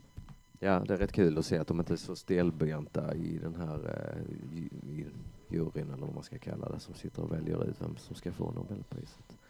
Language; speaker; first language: Swedish; native; Swedish